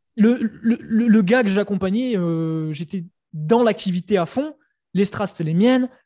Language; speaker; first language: French; native; French